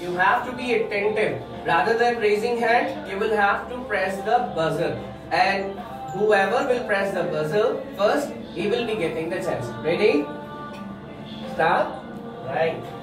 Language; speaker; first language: English; non-native, local second language; Urdu